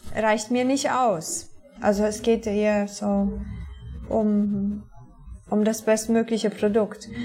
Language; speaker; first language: German; non-native, fluent; Polish